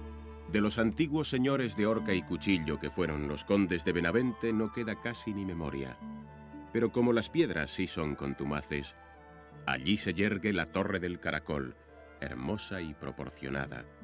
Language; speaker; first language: Spanish; native; Spanish